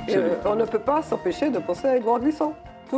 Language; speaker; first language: French; native; French